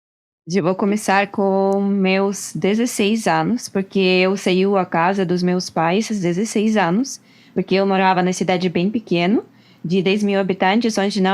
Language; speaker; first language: Portuguese; non-native, learner; Russian